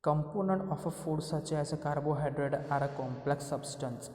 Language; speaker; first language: English; non-native, local second language; Gujarati